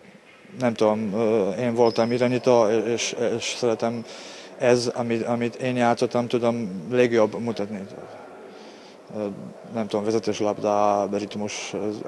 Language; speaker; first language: Hungarian; non-native, learner; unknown